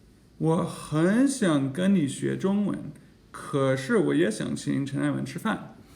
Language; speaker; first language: Chinese; non-native, fluent; English